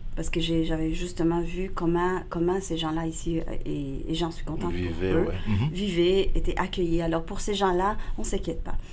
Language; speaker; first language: French; non-native, fluent; Spanish